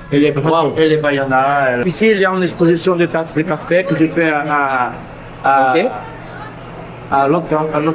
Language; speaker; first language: French; non-native, learner; Portuguese